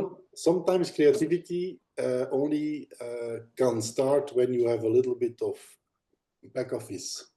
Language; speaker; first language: English; non-native, fluent; Dutch